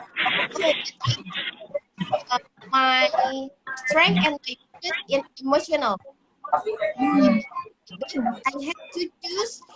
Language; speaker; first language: English; non-native, learner; Indonesian